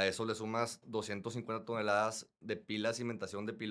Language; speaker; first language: Spanish; native; Spanish